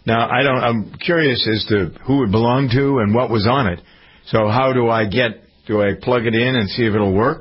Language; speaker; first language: English; native; English